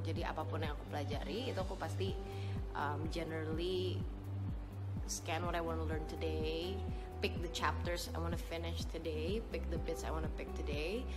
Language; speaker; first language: English; non-native, fluent; Indonesian